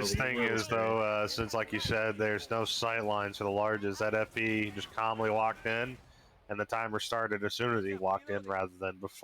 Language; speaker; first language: English; native; English